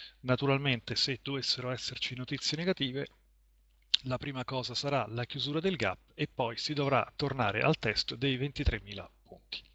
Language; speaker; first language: Italian; native; Italian